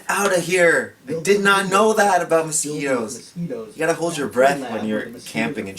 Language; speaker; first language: English; native; English